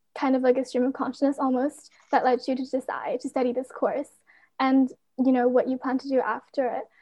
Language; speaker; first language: English; non-native, fluent; Chinese